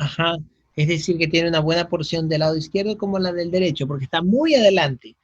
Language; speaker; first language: Spanish; native; Spanish